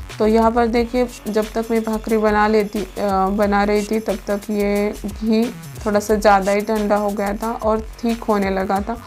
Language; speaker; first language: Hindi; non-native, local second language; Marathi